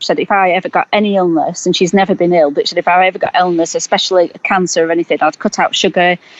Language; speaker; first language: English; native; English